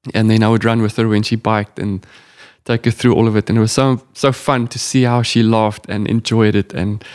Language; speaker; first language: English; non-native, local second language; Afrikaans